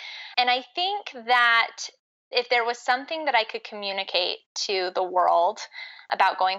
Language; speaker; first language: English; native; English